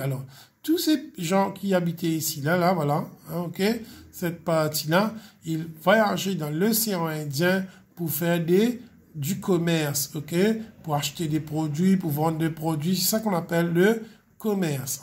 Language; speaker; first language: French; non-native, local second language; Morisyen